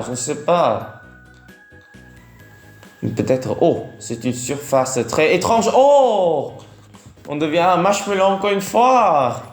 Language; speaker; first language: French; non-native, learner; Vietnamese